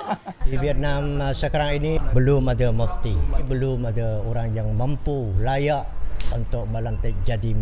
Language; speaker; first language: Indonesian; non-native, fluent; Western Cham